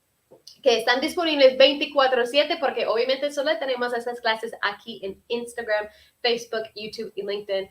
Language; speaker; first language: Spanish; non-native, fluent; English